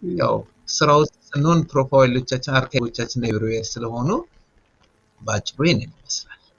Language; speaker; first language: Amharic; native; Amharic